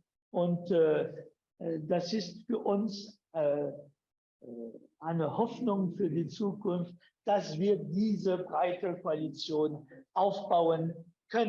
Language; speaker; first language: German; non-native, fluent; French